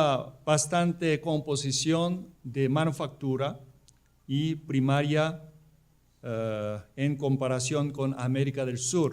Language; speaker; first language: Spanish; non-native, fluent; Korean